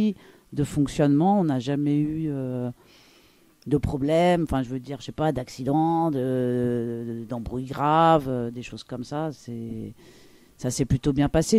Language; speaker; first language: French; native; French